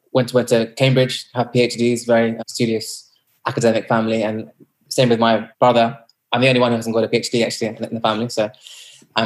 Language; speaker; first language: English; native; English